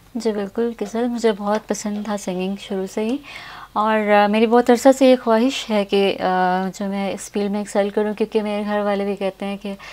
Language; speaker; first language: Urdu; native; Urdu